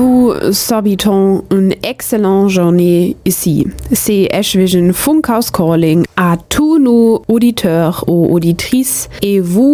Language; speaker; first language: French; non-native, learner; German